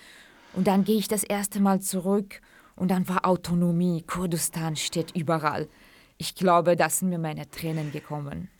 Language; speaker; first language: German; early bilingual, other home language; Central Kurdish